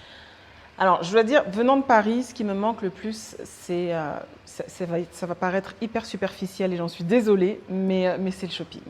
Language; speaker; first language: French; early bilingual, other home language; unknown